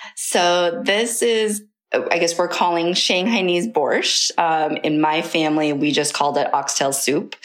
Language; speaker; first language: English; early bilingual, other home language; Chinese